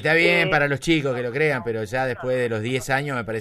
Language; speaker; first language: Spanish; native; Spanish